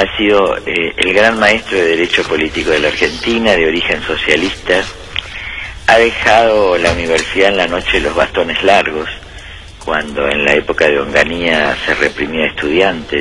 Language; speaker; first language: Spanish; native; Spanish